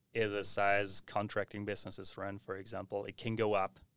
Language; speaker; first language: English; non-native, fluent; German